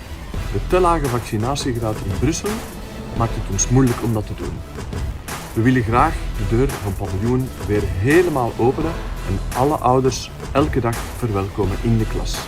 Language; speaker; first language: Dutch; native; Dutch